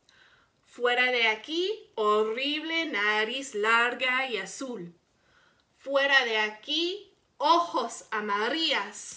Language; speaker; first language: Spanish; non-native, learner; English